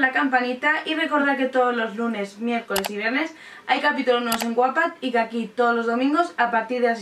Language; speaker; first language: Spanish; native; Spanish